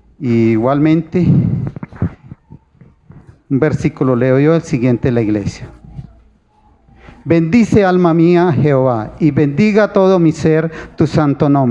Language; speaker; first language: Spanish; native; Spanish